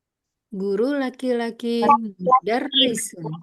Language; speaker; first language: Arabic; non-native, learner; Indonesian